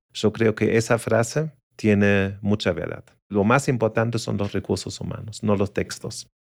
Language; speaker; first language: Spanish; non-native, fluent; German